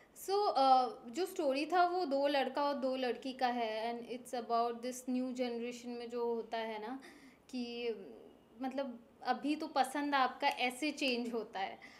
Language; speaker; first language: Hindi; non-native, local second language; Bangla